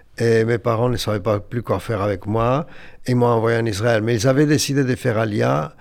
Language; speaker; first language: French; non-native, fluent; Yiddish